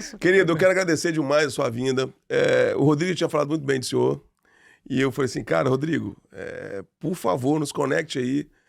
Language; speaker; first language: Portuguese; native; Portuguese